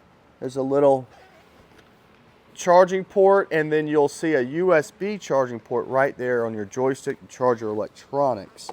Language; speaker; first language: English; native; English